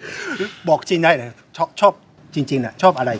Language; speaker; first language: Thai; non-native, fluent; Japanese